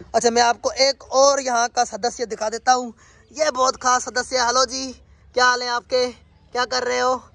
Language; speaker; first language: Urdu; non-native, local second language; Sindhi